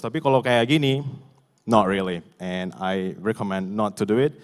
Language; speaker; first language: English; non-native, fluent; Indonesian